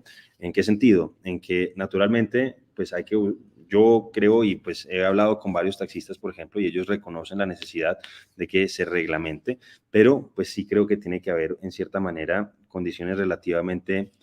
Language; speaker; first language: Spanish; native; Spanish